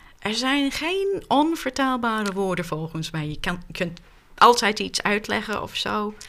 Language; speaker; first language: Dutch; non-native, fluent; English